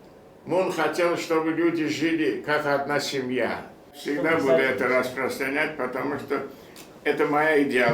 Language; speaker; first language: Russian; non-native, fluent; Korean